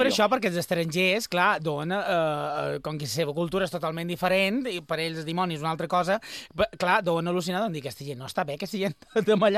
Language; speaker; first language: Catalan; native; Catalan